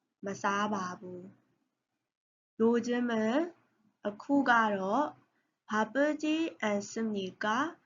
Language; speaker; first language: Korean; non-native, learner; Burmese